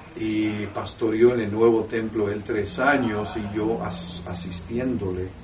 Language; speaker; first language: Spanish; early bilingual, heritage; Spanish